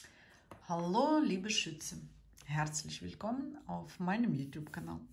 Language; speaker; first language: German; non-native, fluent; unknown